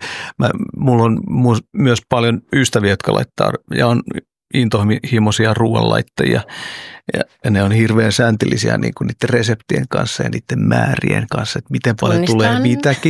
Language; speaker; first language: Finnish; early bilingual, other home language; Oromo